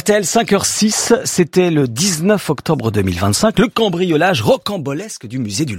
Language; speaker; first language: French; native; French